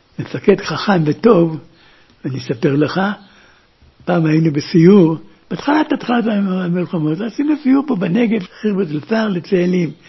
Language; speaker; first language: Hebrew; early bilingual, other home language; German